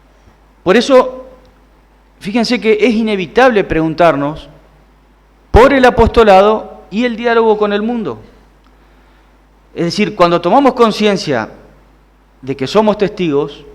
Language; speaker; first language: Spanish; native; Spanish